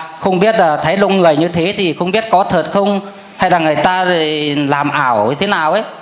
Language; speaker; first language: Vietnamese; non-native, local second language; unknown